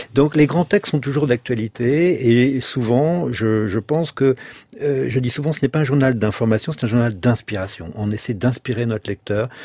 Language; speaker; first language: French; native; French